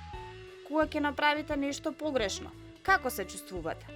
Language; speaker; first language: Macedonian; native; Macedonian